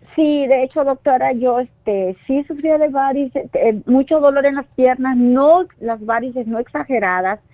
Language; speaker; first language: Spanish; native; Spanish